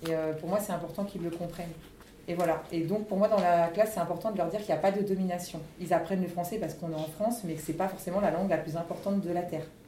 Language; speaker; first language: French; native; French